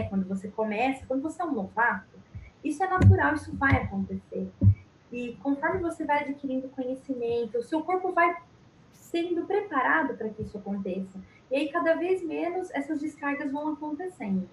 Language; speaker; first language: Portuguese; native; Portuguese